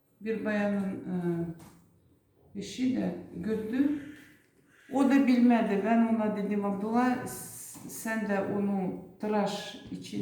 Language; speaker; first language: Turkish; non-native, learner; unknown